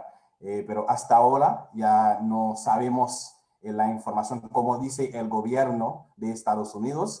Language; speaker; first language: Spanish; non-native, fluent; Haitian Creole